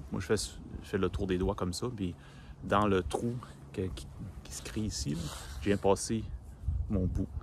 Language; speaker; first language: French; native; French